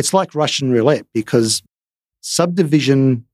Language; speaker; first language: English; native; English